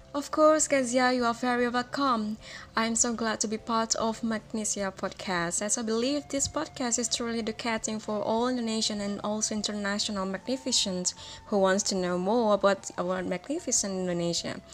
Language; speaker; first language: English; non-native, fluent; Indonesian